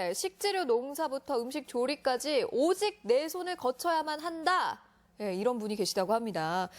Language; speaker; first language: Korean; native; Korean